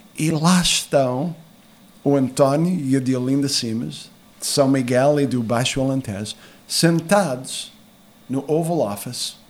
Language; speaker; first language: Portuguese; early bilingual, heritage; Portuguese